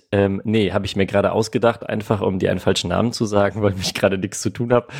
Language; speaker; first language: German; early bilingual, other home language; Armenian